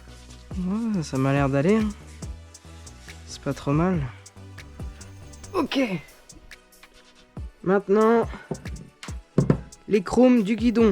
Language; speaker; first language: French; native; French